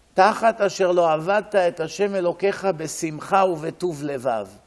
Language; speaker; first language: English; non-native, fluent; Hebrew